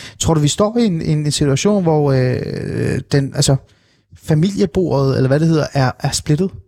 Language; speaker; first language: Danish; non-native, local second language; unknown